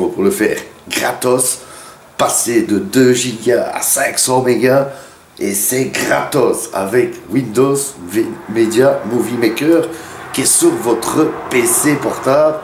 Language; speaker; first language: French; native; French